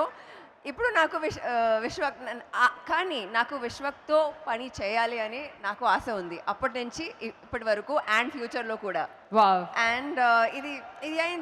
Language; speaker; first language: Telugu; non-native, fluent; Kannada